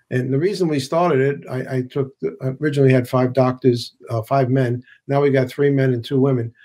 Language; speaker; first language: English; native; English